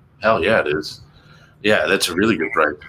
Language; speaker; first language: English; native; English